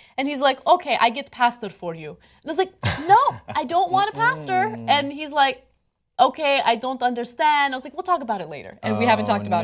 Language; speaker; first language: English; native; English